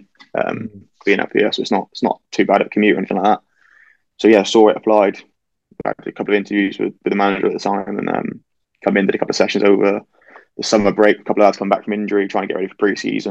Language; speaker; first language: English; native; English